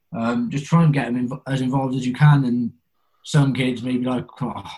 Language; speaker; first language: English; native; English